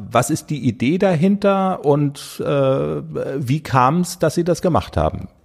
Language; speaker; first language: German; native; German